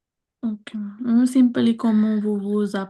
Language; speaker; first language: French; non-native, learner; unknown